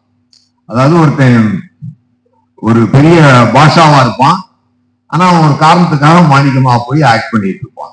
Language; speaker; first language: Tamil; native; Tamil